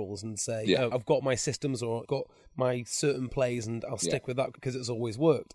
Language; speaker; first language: English; native; English